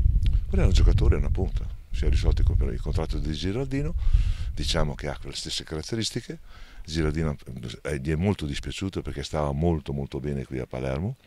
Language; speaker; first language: Italian; native; Italian